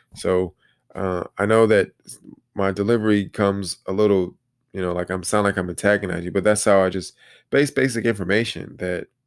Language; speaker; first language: English; native; English